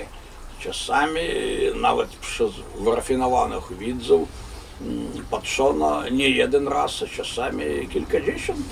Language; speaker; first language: Polish; non-native, fluent; Russian